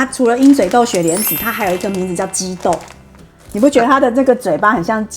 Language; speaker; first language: Chinese; native; Chinese